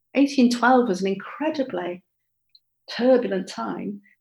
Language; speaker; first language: English; native; English